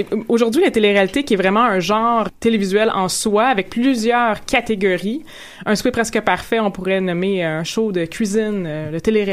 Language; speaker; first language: French; native; French